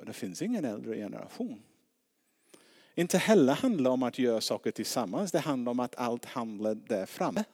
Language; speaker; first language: Swedish; non-native, fluent; English